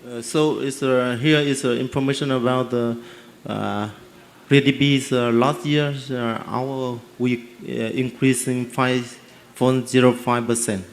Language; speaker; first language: English; non-native, learner; Vietnamese